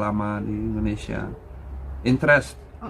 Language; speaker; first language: Indonesian; non-native, learner; Dutch